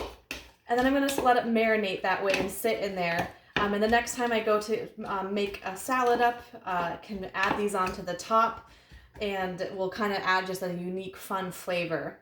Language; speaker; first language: English; native; English